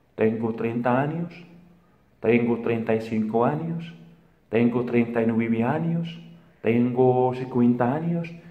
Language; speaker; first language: Spanish; non-native, fluent; Arabic